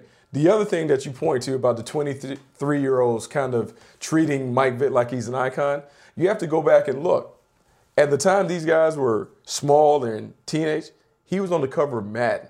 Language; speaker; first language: English; native; English